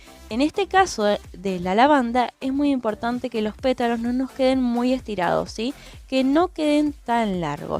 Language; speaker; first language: Spanish; native; Spanish